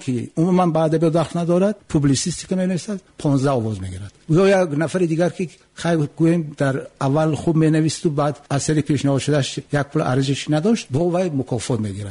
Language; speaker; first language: Tajik; native; Tajik